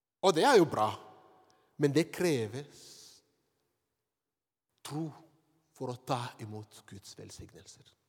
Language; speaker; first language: Norwegian; non-native, fluent; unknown